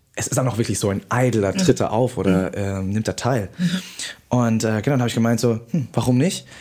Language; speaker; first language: German; native; German